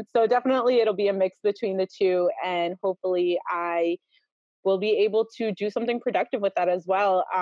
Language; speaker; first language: English; early bilingual, other home language; Spanish